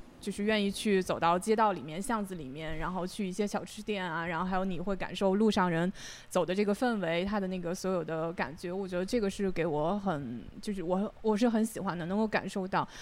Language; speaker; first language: Chinese; native; Chinese